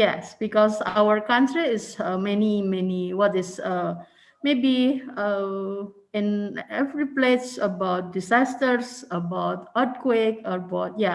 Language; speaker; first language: English; non-native, learner; Indonesian